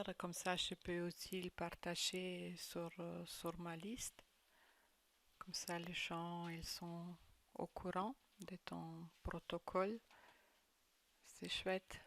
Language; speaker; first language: French; non-native, fluent; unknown